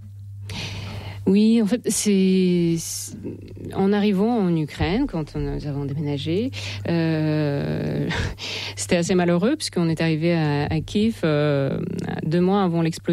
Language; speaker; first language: French; non-native, fluent; Russian